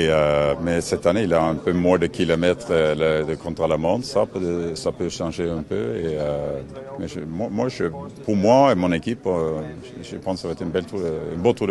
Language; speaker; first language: French; non-native, fluent; Norwegian